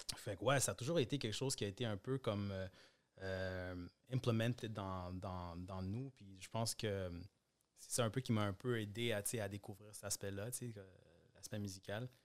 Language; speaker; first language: French; early bilingual, other home language; Spanish